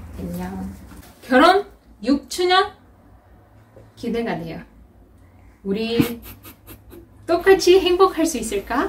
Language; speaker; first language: Korean; non-native, fluent; Russian